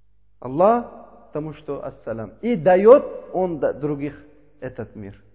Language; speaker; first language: Russian; non-native, learner; Uzbek